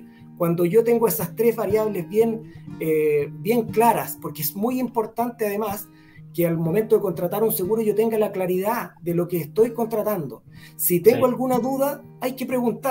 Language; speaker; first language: Spanish; native; Spanish